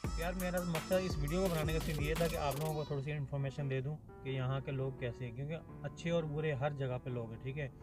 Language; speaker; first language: Urdu; native; Urdu